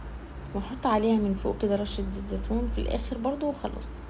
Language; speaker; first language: Arabic; native; Arabic